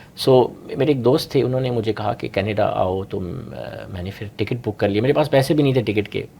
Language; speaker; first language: Urdu; early bilingual, heritage; Urdu